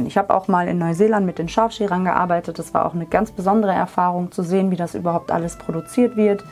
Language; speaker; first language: German; native; German